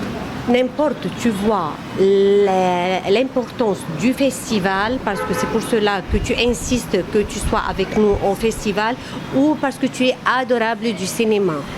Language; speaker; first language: French; non-native, fluent; Arabic